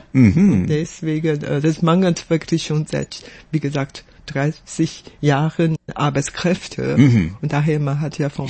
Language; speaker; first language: German; non-native, fluent; Chinese